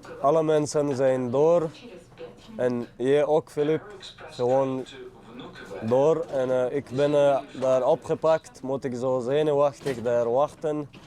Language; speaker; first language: Dutch; non-native, learner; Chechen